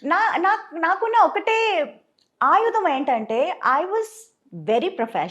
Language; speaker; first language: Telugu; non-native, local second language; Tamil